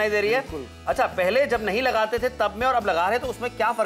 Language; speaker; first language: Hindi; native; Hindi